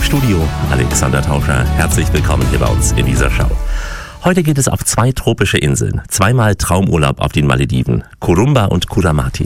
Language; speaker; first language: German; native; German